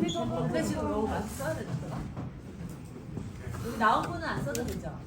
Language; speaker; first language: Korean; native; Korean